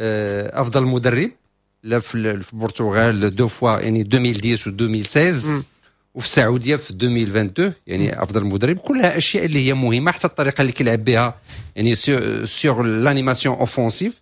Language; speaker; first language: Arabic; native; Arabic